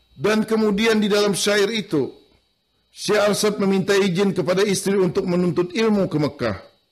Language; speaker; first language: Indonesian; non-native, local second language; Banjar